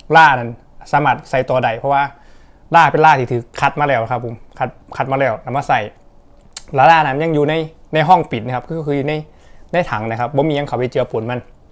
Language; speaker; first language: Thai; non-native, local second language; Lao